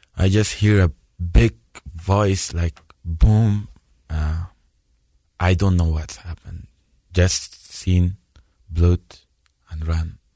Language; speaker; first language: English; non-native, fluent; Persian